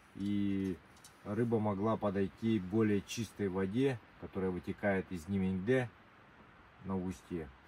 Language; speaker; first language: Russian; native; Russian